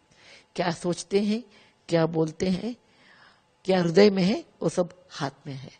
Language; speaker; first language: Hindi; non-native, local second language; Kannada